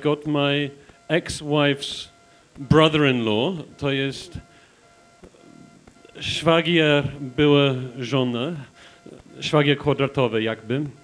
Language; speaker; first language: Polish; non-native, learner; English